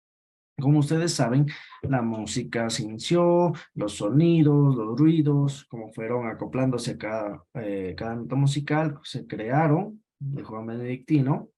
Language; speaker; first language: Spanish; native; Spanish